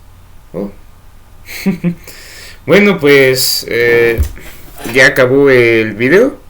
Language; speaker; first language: Spanish; native; Spanish